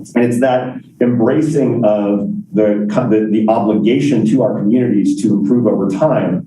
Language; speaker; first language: English; native; English